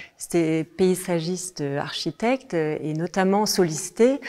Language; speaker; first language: French; non-native, fluent; Danish